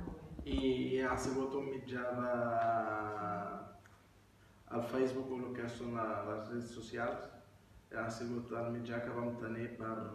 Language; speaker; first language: Catalan; non-native, fluent; Riffian